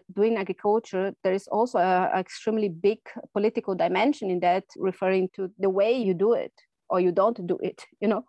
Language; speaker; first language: English; non-native, fluent; Portuguese